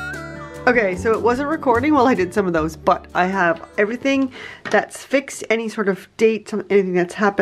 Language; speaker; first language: English; native; English